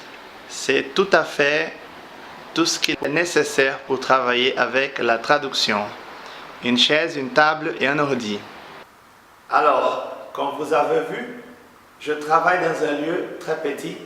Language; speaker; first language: French; non-native, fluent; Portuguese